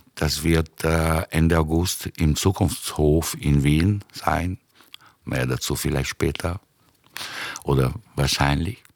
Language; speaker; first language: German; non-native, fluent; Italian